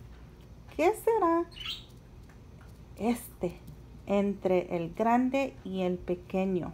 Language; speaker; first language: Spanish; early bilingual, heritage; Spanish